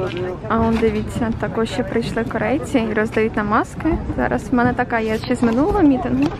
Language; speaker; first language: Ukrainian; native; Ukrainian